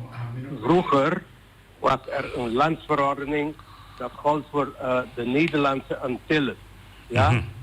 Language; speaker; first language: Dutch; non-native, local second language; Papiamento